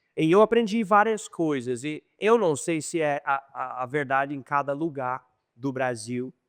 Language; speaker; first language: Portuguese; non-native, fluent; English